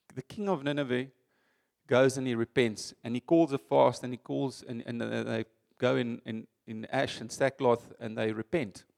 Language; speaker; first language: English; non-native, local second language; Afrikaans